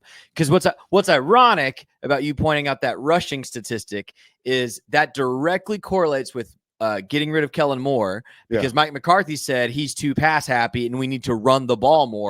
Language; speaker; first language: English; native; English